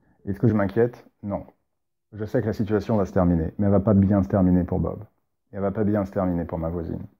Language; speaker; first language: French; native; French